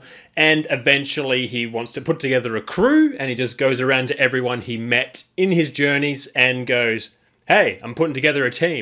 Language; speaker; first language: English; native; English